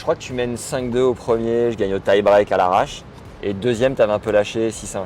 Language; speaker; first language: French; native; French